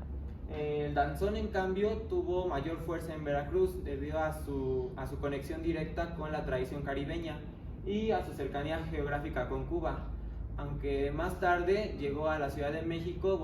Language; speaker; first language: Spanish; native; Spanish